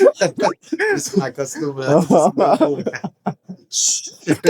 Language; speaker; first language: English; non-native, learner; Thai